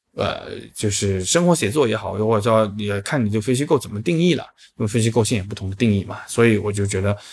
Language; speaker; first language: Chinese; non-native, local second language; Min Nan Chinese